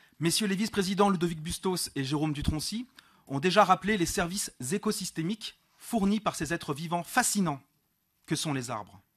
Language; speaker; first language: French; native; French